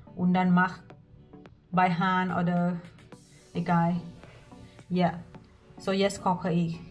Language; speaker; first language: German; non-native, learner; Thai